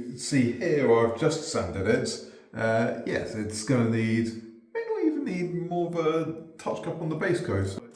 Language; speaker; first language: English; native; English